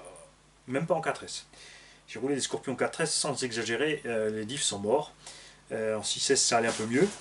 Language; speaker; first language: French; native; French